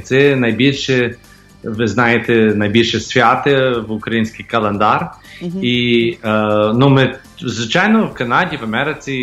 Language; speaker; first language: Ukrainian; early bilingual, heritage; English